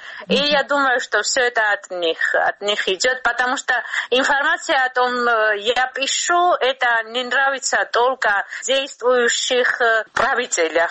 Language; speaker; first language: Russian; non-native, local second language; Georgian